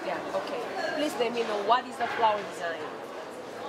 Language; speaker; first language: English; non-native, learner; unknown